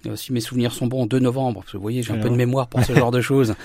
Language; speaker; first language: French; native; French